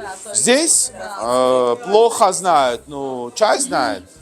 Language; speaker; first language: Russian; non-native, local second language; Georgian